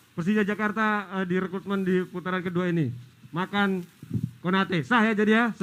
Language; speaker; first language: Indonesian; native; Indonesian